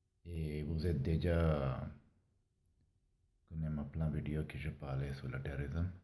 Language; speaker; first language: French; non-native, learner; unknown